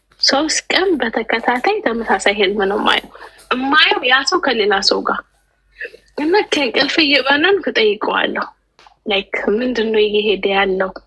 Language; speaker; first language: Amharic; native; Amharic